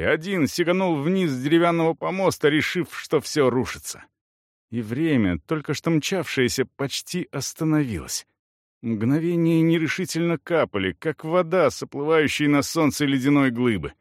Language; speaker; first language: Russian; native; Russian